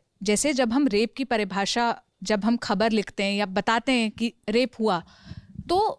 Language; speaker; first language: Hindi; native; Hindi